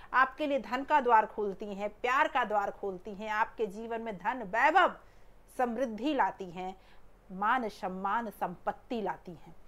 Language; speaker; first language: Hindi; native; Hindi